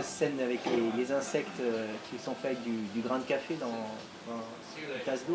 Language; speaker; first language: French; native; French